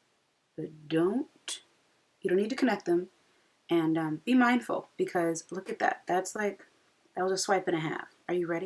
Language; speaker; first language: English; native; English